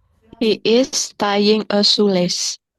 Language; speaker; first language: English; non-native, learner; Indonesian